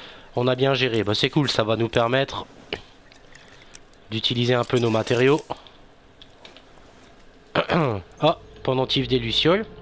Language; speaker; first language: French; native; French